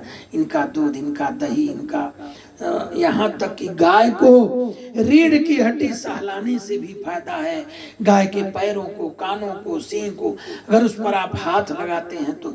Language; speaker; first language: Hindi; native; Hindi